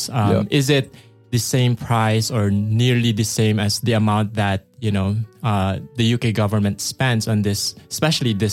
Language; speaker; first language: English; non-native, local second language; Filipino